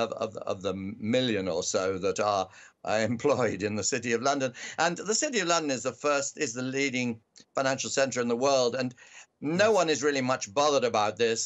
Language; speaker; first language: English; native; English